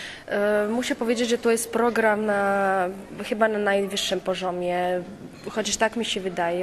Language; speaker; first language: Polish; non-native, fluent; Slovenian